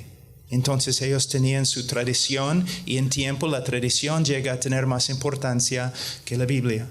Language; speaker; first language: Spanish; non-native, fluent; English